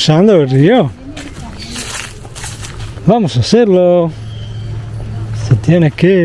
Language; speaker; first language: Spanish; non-native, fluent; Italian